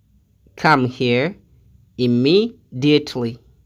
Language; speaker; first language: English; non-native, fluent; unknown